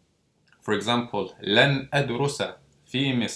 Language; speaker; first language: Arabic; non-native, fluent; English